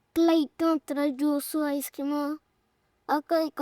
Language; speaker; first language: Malayalam; early bilingual, heritage; Malayalam